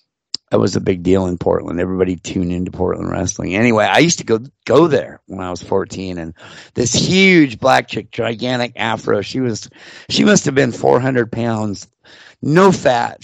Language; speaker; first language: English; native; English